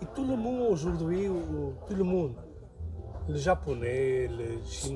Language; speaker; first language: French; non-native, learner; Portuguese